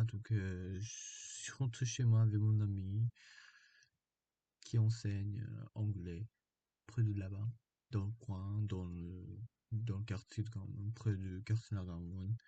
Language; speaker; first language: French; non-native, learner; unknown